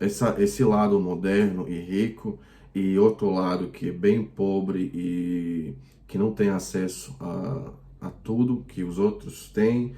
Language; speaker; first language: Portuguese; non-native, fluent; Croatian